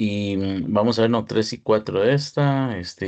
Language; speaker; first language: Spanish; native; Spanish